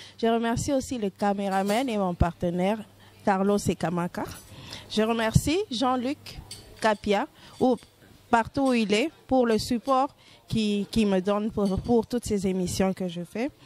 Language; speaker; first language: French; non-native, local second language; Lingala